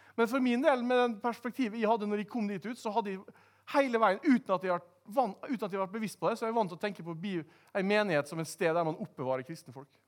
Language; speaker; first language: Norwegian; native; Norwegian